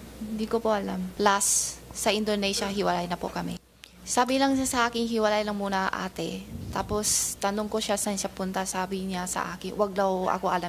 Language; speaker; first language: Filipino; non-native, fluent; Chinese